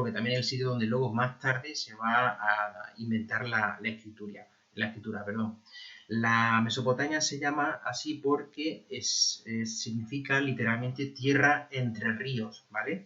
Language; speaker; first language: Spanish; native; Spanish